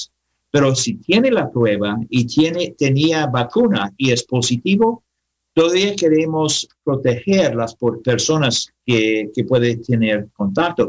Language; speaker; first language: Spanish; non-native, learner; English